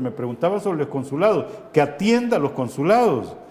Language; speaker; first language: Spanish; native; Spanish